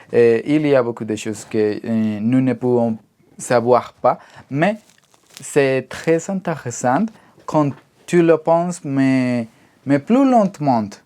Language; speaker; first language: French; non-native, learner; Spanish